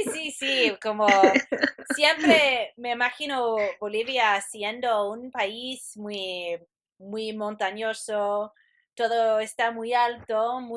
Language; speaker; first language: Spanish; non-native, fluent; English